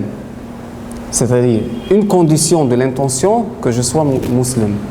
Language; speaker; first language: French; non-native, fluent; Arabic